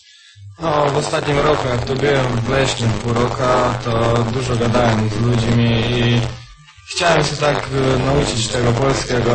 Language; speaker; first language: Polish; non-native, learner; Croatian